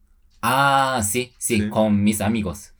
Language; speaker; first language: Spanish; non-native, learner; Japanese